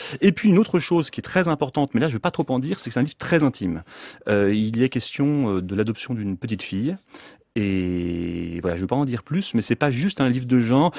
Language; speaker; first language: French; native; French